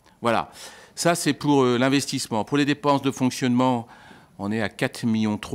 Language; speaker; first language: French; native; French